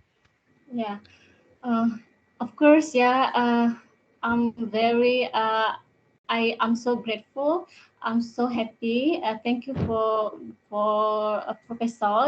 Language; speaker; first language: English; non-native, learner; Indonesian